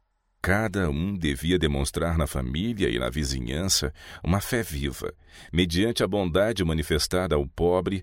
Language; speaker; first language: Portuguese; native; Portuguese